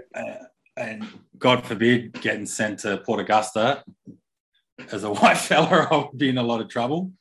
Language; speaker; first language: English; native; English